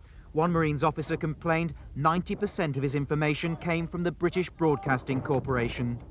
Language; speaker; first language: English; native; English